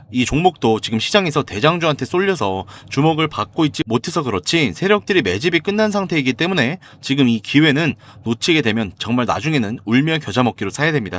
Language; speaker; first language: Korean; native; Korean